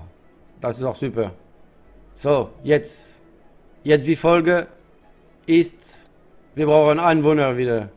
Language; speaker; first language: German; non-native, learner; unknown